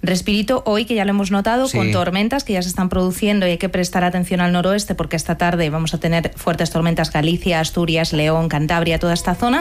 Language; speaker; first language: Spanish; native; Spanish